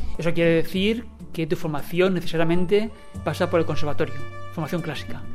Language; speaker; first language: Spanish; native; Spanish